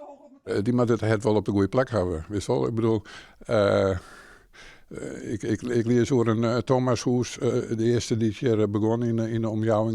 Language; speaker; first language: Dutch; non-native, local second language; Western Frisian